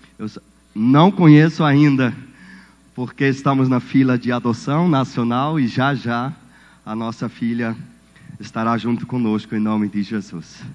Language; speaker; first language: Portuguese; non-native, fluent; German